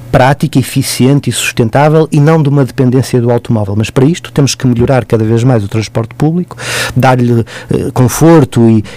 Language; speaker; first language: Portuguese; native; Portuguese